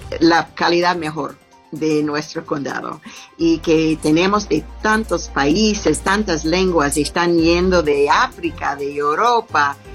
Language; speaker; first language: Spanish; non-native, learner; English